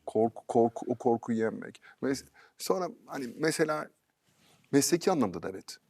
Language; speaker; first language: Turkish; early bilingual, heritage; Turkish